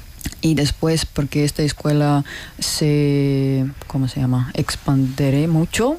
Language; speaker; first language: Spanish; non-native, learner; Russian